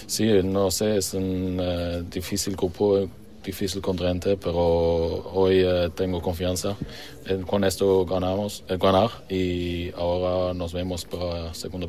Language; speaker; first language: Spanish; non-native, learner; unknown